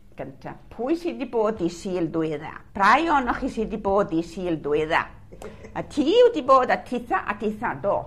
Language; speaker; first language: Welsh; early bilingual, heritage; Welsh